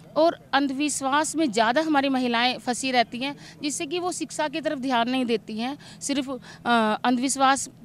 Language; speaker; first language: Hindi; native; Hindi